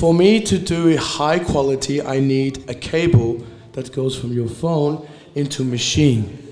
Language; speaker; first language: English; non-native, learner; Russian